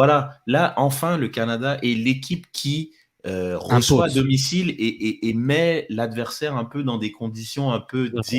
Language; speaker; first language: French; native; French